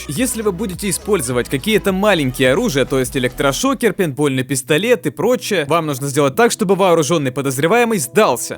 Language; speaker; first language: Russian; native; Russian